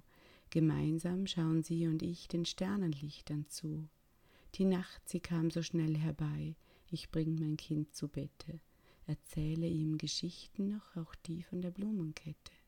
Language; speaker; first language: German; native; German